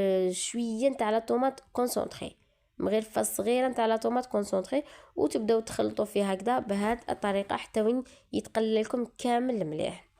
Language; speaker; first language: Arabic; native; Arabic